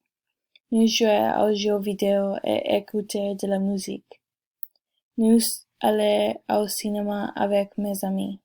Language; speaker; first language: French; non-native, learner; English